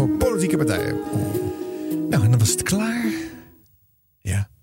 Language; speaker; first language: Dutch; native; Dutch